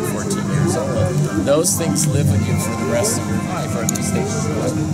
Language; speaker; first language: English; native; English